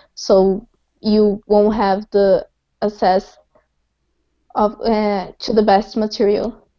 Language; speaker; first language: English; non-native, fluent; Portuguese